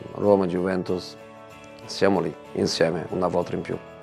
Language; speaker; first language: Italian; non-native, fluent; Portuguese